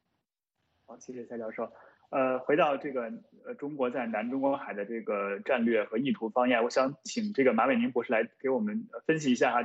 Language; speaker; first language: Chinese; native; Chinese